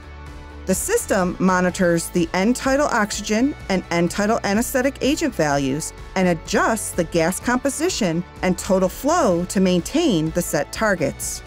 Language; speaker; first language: English; native; English